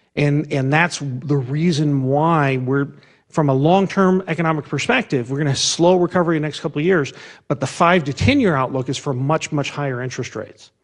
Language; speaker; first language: English; native; English